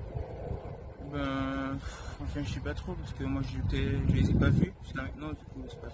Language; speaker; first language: French; native; French